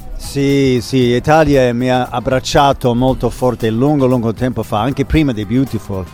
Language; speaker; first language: Italian; non-native, fluent; English